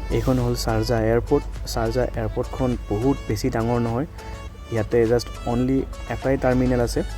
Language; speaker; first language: Assamese; native; Assamese